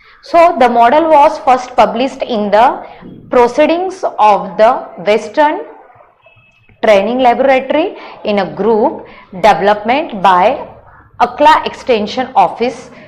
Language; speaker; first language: English; non-native, local second language; Hindi